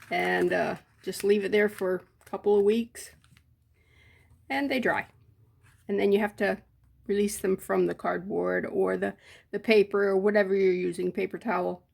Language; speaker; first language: English; native; English